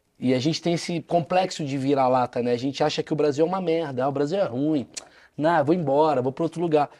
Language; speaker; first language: Portuguese; native; Portuguese